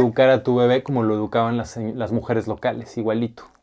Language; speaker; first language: Spanish; native; Spanish